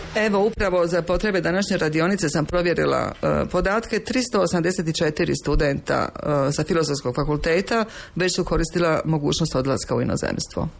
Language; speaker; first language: Croatian; native; Croatian